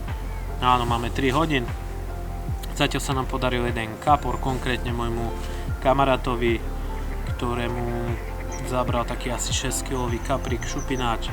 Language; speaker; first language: Slovak; native; Slovak